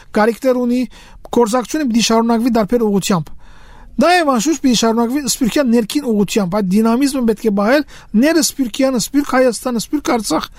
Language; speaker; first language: Armenian; native; Armenian